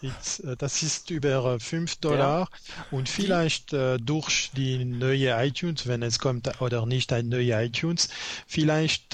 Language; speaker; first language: German; non-native, learner; French